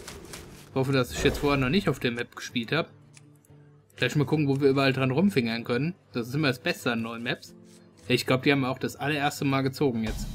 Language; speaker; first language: German; native; German